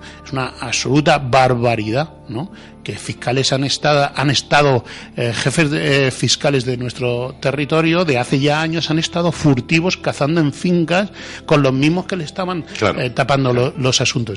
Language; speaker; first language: Spanish; native; Spanish